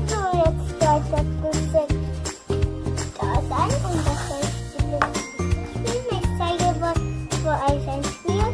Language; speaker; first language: German; early bilingual, other home language; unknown